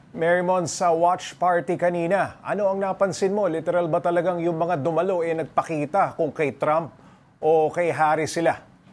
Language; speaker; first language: Filipino; native; Filipino